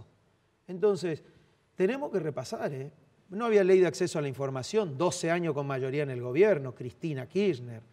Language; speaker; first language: Spanish; native; Spanish